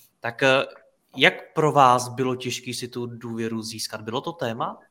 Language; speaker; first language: Czech; native; Czech